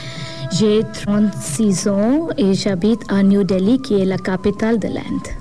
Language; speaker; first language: French; non-native, fluent; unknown